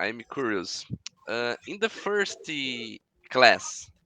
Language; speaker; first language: English; non-native, learner; Portuguese